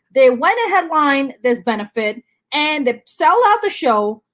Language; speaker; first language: English; non-native, local second language; Urdu